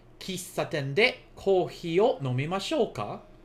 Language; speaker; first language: Japanese; non-native, fluent; English